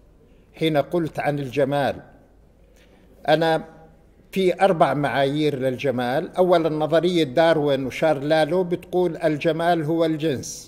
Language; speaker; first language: Arabic; native; Arabic